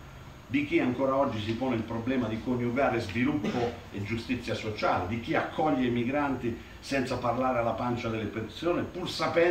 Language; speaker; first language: Italian; native; Italian